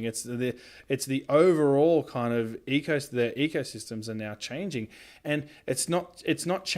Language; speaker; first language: English; native; English